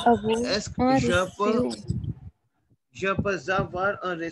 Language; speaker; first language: French; non-native, learner; Hindi